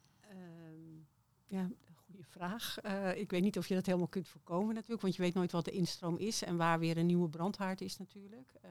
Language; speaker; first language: Dutch; native; Dutch